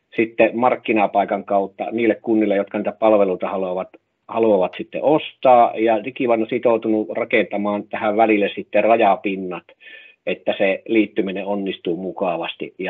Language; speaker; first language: Finnish; native; Finnish